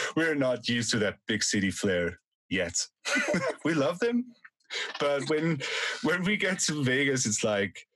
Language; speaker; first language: English; non-native, fluent; German